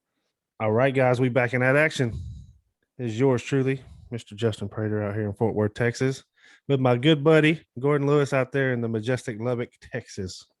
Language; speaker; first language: English; native; English